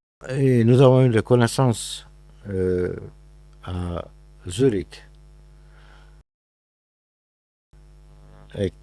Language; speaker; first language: French; non-native, fluent; Hungarian